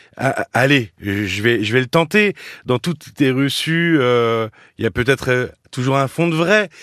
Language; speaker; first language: French; native; French